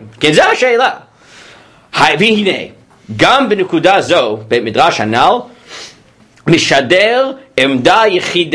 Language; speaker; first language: Hebrew; non-native, fluent; English